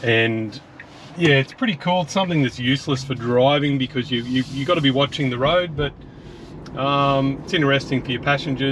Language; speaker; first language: English; native; English